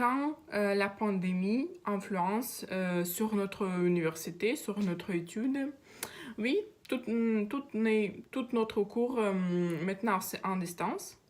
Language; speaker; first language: French; non-native, learner; Russian